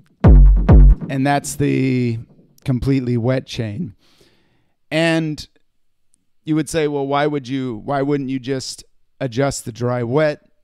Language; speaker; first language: English; native; English